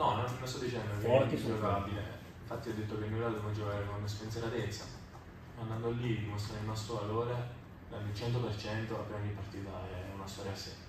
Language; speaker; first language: Italian; native; Italian